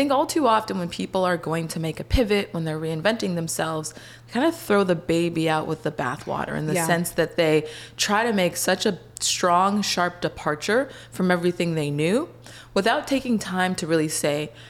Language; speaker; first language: English; native; English